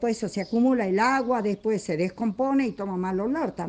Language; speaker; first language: Spanish; native; Spanish